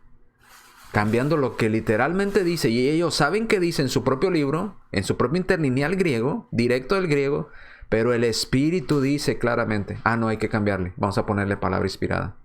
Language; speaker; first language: Spanish; native; Spanish